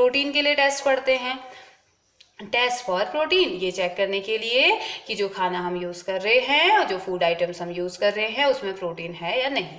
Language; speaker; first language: Hindi; native; Hindi